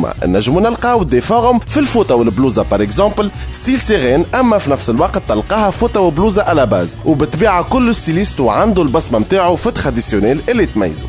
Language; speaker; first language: Arabic; native; Arabic